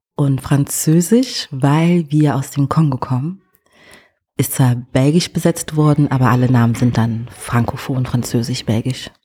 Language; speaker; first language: German; early bilingual, other home language; French